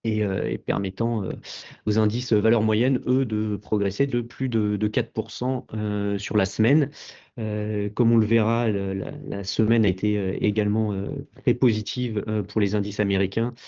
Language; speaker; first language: French; native; French